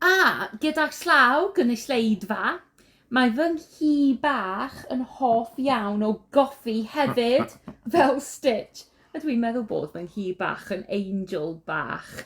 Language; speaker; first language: Welsh; non-native, learner; English